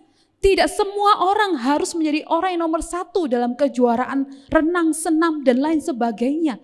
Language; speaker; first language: Indonesian; native; Indonesian